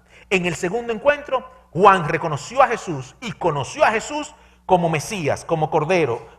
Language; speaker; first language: Spanish; native; Spanish